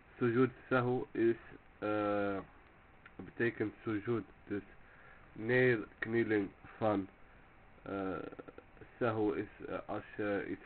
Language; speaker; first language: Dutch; early bilingual, other home language; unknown